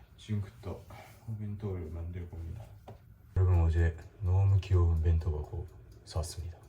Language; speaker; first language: Korean; non-native, learner; Japanese